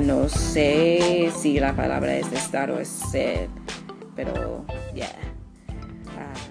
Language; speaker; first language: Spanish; non-native, learner; English